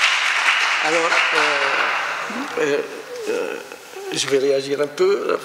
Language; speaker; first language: French; non-native, local second language; Arabic